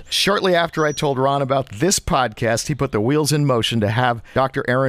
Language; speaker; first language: English; native; English